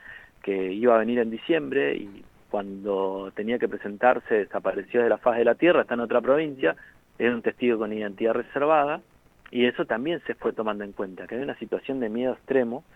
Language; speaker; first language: Spanish; native; Spanish